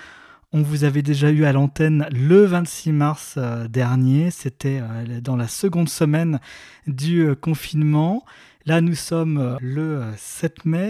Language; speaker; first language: French; native; French